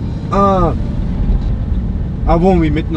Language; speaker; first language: French; non-native, learner; Georgian